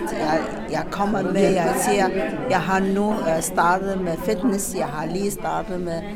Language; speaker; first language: Danish; non-native, fluent; Arabic